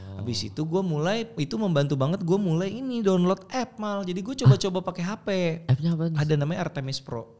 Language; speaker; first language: Indonesian; native; Indonesian